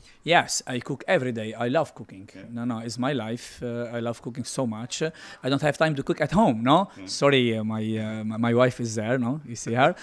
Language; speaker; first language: English; non-native, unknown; Arabic